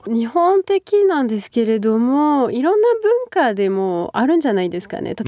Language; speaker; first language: Japanese; non-native, fluent; French